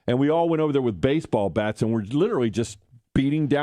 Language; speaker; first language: English; native; English